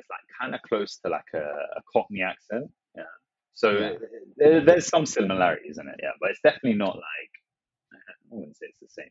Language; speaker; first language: English; native; English